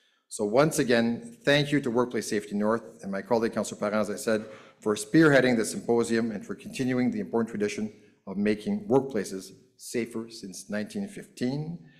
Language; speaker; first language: English; native; English